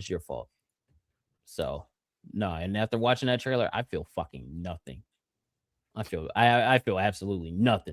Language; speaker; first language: English; native; English